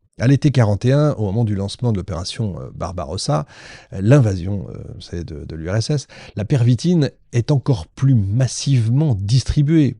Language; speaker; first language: French; native; French